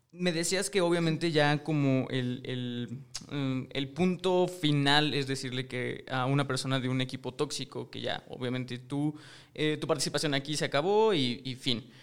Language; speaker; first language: Spanish; native; Spanish